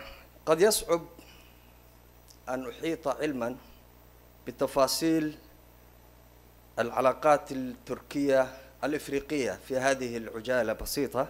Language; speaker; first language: Arabic; non-native, local second language; Somali